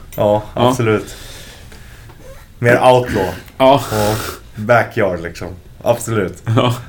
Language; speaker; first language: Swedish; native; Swedish